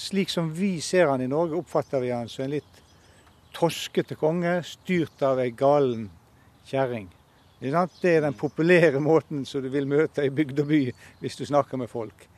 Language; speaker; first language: Norwegian; native; Norwegian